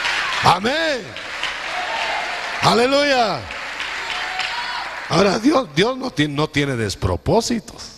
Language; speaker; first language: Spanish; native; Spanish